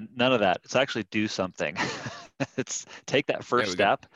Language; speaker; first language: English; native; English